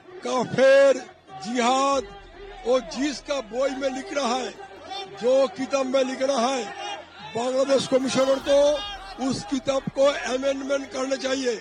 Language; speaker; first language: Hindi; non-native, local second language; Bangla